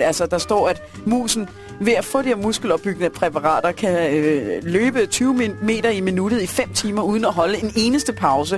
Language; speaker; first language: Danish; native; Danish